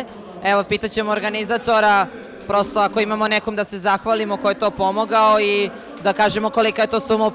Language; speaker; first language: Bosnian; native; Bosnian